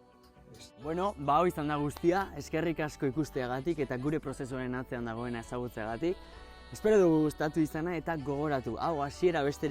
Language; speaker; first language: Basque; native; Basque